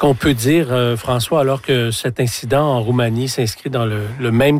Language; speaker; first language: French; native; French